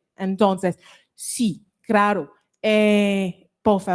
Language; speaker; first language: Spanish; non-native, fluent; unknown